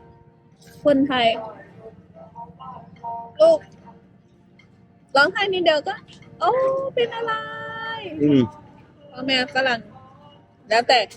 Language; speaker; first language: Thai; native; Thai